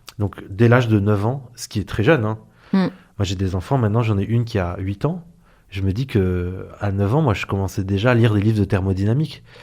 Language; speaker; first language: French; early bilingual, other home language; Arabic